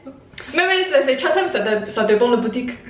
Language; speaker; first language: French; non-native, learner; Chinese